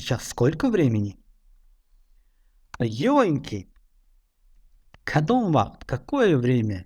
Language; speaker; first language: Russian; non-native, fluent; Tajik